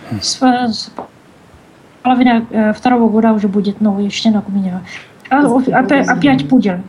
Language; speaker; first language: Russian; non-native, learner; Czech